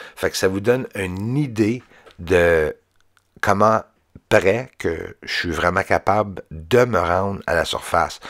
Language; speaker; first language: French; native; French